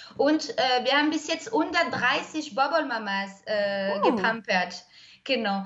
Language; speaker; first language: German; non-native, fluent; French